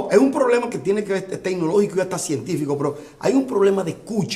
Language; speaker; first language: Spanish; native; Spanish